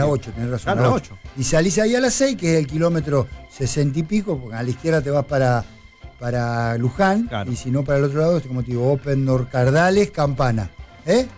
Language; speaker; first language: Spanish; native; Spanish